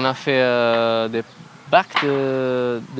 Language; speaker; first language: French; non-native, learner; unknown